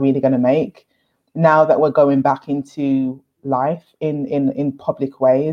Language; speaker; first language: English; native; English